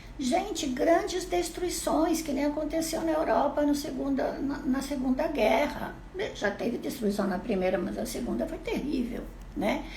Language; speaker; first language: Portuguese; non-native, fluent; Italian